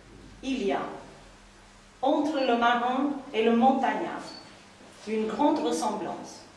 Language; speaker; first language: French; native; French